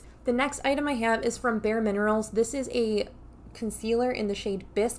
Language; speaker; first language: English; native; English